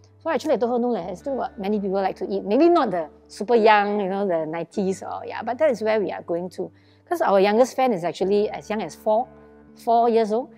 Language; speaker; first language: English; non-native, local second language; Chinese